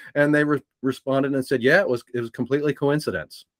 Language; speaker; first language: English; native; English